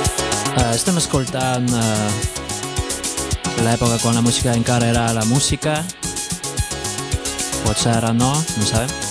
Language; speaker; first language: Catalan; non-native, fluent; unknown